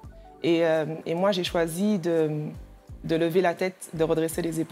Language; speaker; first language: French; native; French